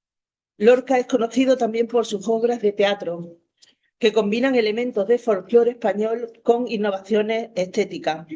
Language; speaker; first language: Spanish; native; Spanish